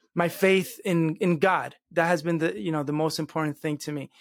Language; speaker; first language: English; early bilingual, other home language; Spanish